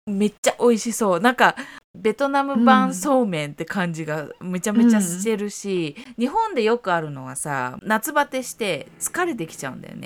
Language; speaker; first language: Japanese; native; Japanese